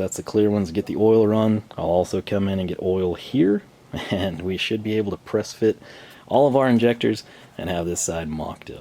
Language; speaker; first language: English; native; English